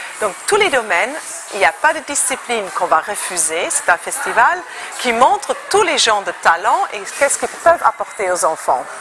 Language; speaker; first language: French; non-native, fluent; German